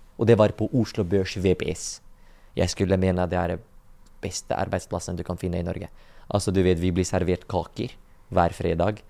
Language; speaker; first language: Norwegian; non-native, fluent; Arabic